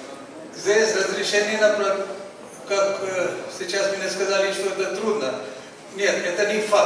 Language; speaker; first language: Russian; non-native, learner; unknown